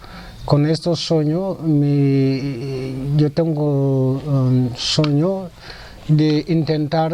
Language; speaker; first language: Spanish; non-native, learner; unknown